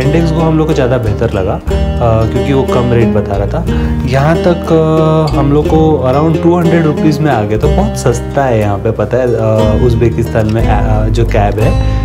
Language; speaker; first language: Hindi; native; Hindi